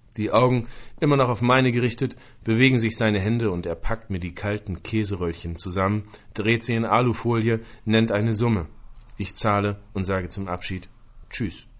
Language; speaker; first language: German; native; German